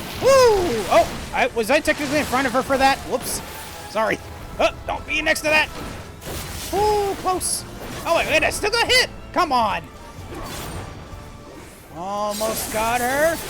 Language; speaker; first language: English; native; English